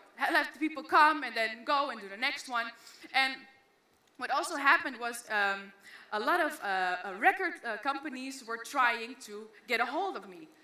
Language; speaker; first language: English; non-native, fluent; Dutch